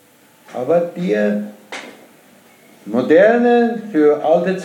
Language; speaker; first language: German; non-native, learner; Persian